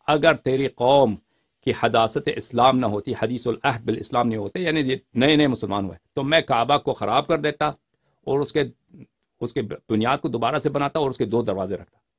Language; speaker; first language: Urdu; non-native, fluent; Persian